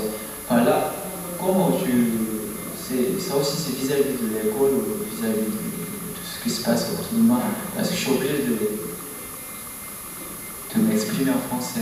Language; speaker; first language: French; non-native, fluent; Korean